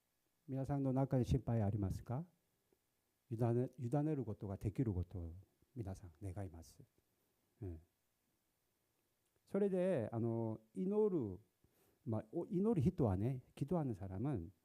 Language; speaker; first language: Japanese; non-native, learner; Korean